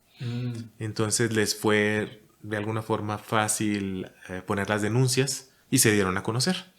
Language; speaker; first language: Spanish; native; Spanish